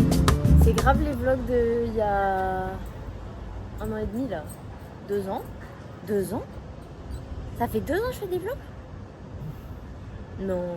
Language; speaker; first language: French; native; French